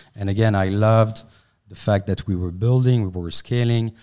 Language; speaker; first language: English; non-native, fluent; French